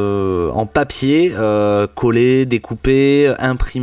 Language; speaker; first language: French; native; French